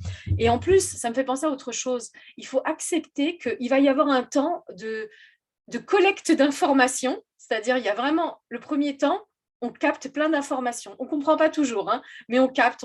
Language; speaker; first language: French; native; French